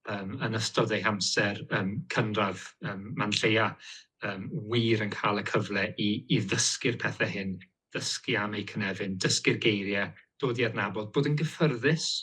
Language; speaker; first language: Welsh; native; Welsh